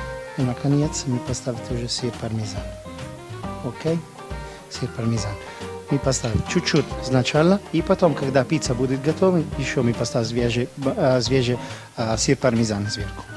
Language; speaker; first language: Russian; non-native, learner; Italian